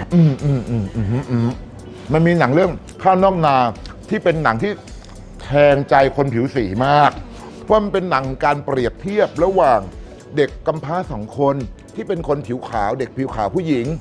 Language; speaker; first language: Thai; native; Thai